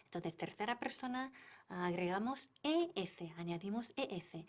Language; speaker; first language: Spanish; non-native, fluent; English